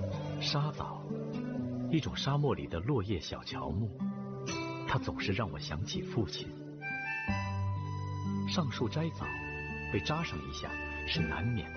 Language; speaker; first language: Chinese; native; Chinese